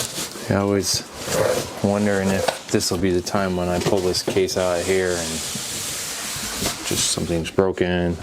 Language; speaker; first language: English; native; English